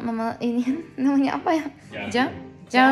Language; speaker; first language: Indonesian; non-native, fluent; Japanese